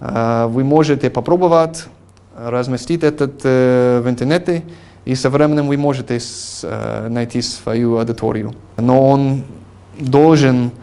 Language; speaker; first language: Russian; non-native, fluent; English